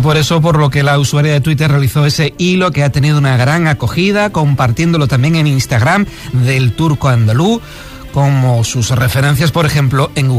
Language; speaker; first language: Spanish; native; Spanish